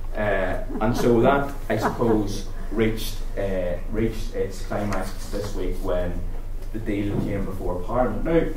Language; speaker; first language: English; native; English